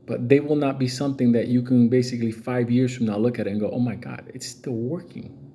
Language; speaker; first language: English; native; English